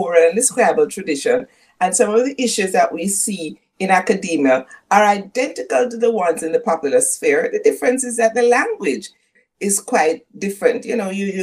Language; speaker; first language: English; non-native, local second language; Jamaican Creole English